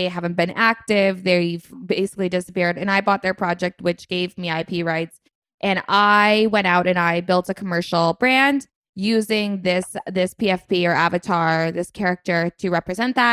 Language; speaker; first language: English; native; English